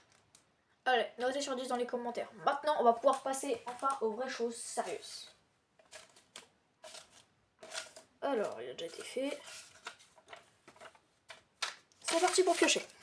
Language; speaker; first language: French; native; French